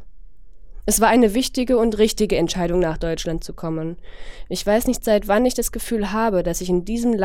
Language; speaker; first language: German; non-native, fluent; Chinese